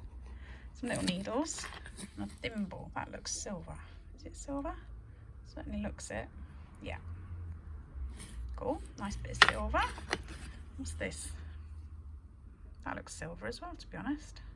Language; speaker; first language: English; native; English